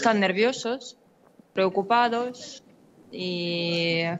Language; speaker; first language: Spanish; non-native, fluent; Ukrainian